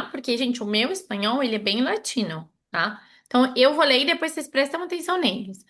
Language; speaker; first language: Portuguese; non-native, fluent; Spanish